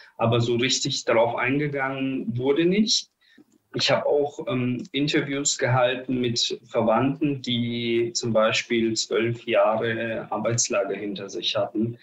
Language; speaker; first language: German; early bilingual, other home language; Russian